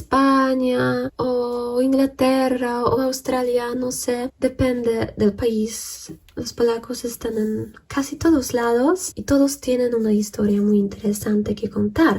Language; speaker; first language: Spanish; non-native, fluent; Polish